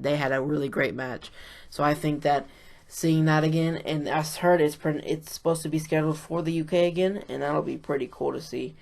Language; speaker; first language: English; native; English